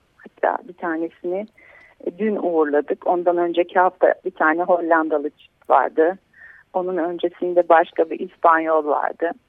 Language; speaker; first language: Turkish; native; Turkish